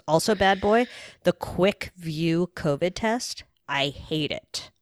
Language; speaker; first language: English; native; English